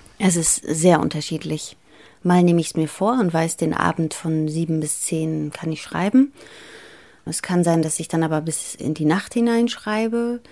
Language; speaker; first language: German; early bilingual, other home language; Greek